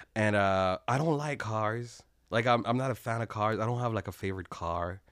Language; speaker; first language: English; non-native, local second language; Kinyarwanda